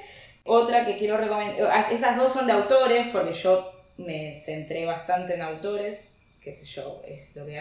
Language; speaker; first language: Spanish; native; Spanish